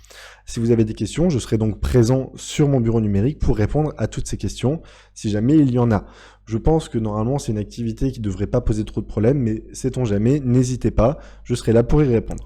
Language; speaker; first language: French; native; French